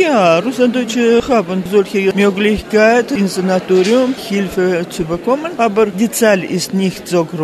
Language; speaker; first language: German; non-native, fluent; Russian